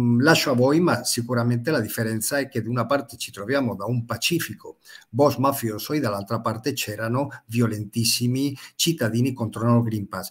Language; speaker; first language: Italian; non-native, fluent; Spanish